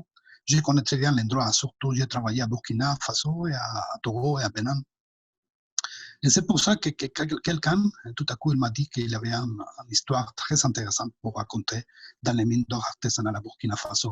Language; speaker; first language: French; non-native, fluent; Spanish